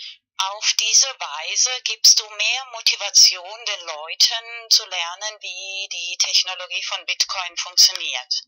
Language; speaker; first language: German; non-native, fluent; Spanish